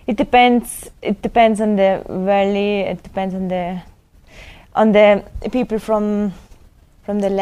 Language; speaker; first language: English; non-native, fluent; German